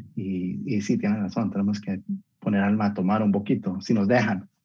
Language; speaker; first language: Spanish; early bilingual, heritage; Spanish